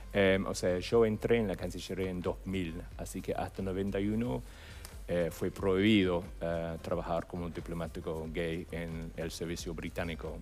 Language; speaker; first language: Spanish; non-native, fluent; English